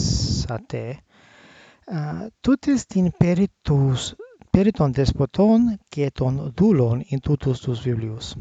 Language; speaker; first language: Greek; non-native, learner; English